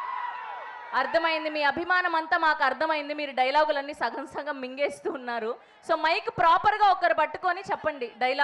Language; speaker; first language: Telugu; native; Telugu